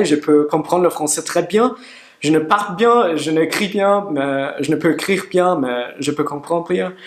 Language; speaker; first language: French; non-native, learner; Portuguese